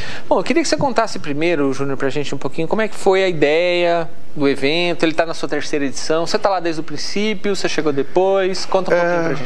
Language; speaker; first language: Portuguese; native; Portuguese